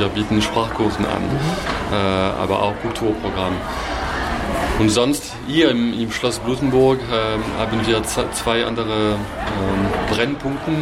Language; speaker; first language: German; non-native, fluent; French